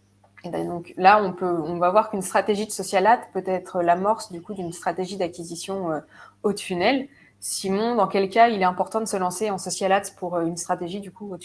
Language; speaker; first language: French; native; French